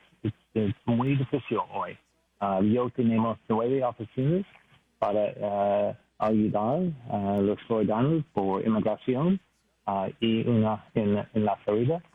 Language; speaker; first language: Spanish; non-native, learner; English